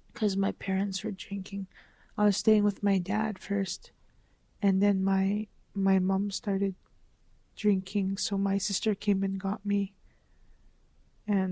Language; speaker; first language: English; native; English